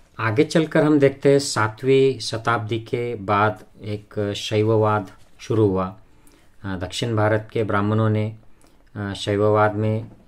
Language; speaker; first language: Hindi; non-native, local second language; Marathi